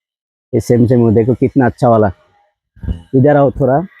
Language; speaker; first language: Hindi; non-native, learner; Bangla